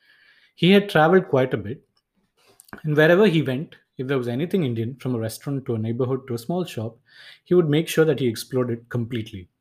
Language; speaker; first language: English; non-native, local second language; Tamil